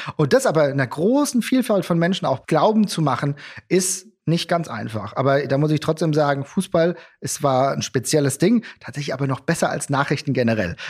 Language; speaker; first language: German; native; German